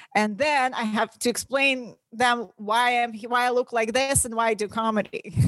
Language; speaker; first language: English; non-native, fluent; Russian